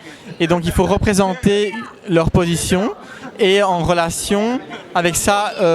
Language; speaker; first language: French; non-native, fluent; Spanish